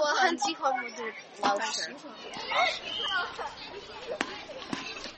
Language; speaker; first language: Chinese; non-native, learner; English